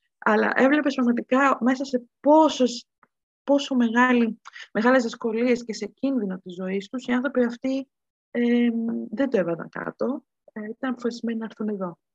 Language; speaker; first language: Greek; native; Greek